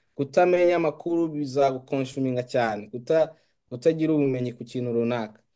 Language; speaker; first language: Kinyarwanda; native; Kinyarwanda